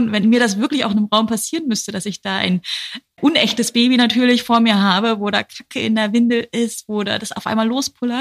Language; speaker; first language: German; native; German